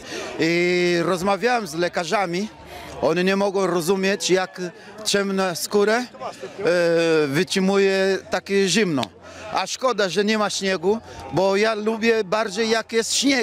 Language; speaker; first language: Polish; non-native, fluent; Portuguese